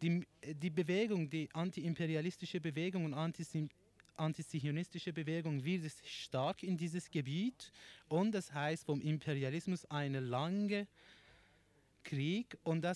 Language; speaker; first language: German; non-native, learner; Persian